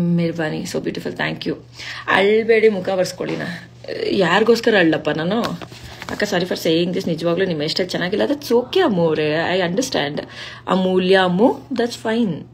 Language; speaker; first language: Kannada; non-native, local second language; Kodava